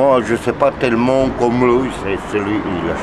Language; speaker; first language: French; non-native, learner; Russian